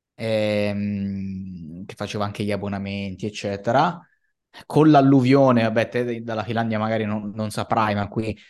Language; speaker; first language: Italian; native; Italian